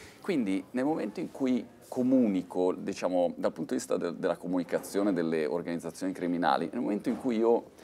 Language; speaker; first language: Italian; native; Italian